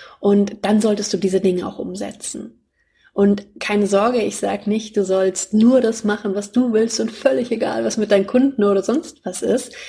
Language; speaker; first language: German; native; German